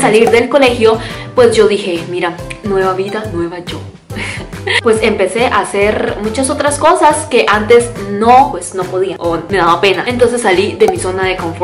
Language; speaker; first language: Spanish; early bilingual, other home language; Cantonese